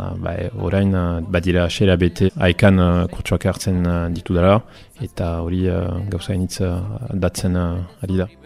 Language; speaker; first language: Basque; non-native, fluent; Italian